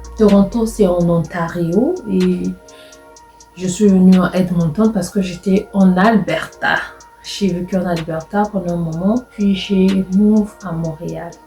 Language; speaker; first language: French; non-native, local second language; Lingala